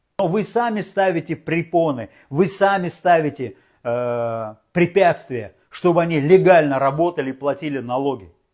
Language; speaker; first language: Russian; non-native, local second language; Uzbek